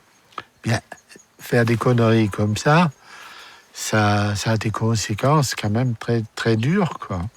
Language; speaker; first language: French; non-native, fluent; German